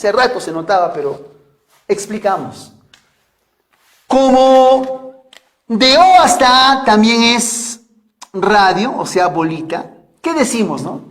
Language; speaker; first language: Spanish; native; Spanish